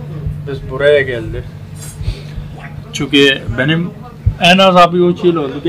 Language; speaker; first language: Turkish; non-native, learner; Urdu